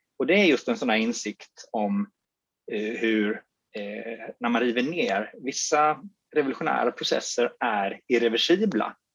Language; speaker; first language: Swedish; native; Swedish